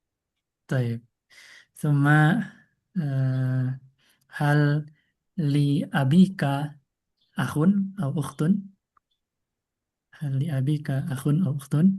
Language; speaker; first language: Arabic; non-native, fluent; Indonesian